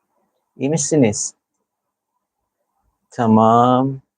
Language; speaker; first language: Turkish; non-native, learner; Filipino